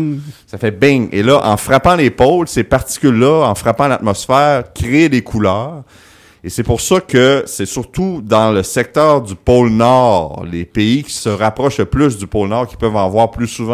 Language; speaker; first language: French; native; French